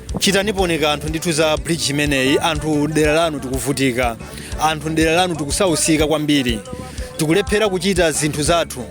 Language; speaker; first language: Nyanja; native; Nyanja